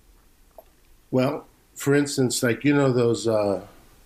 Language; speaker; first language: English; native; English